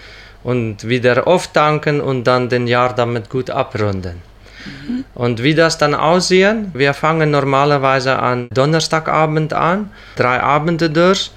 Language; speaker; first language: German; non-native, local second language; Plautdietsch